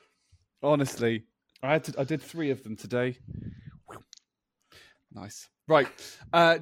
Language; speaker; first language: English; native; English